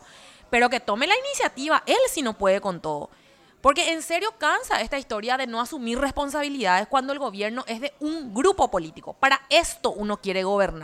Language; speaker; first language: Spanish; native; Spanish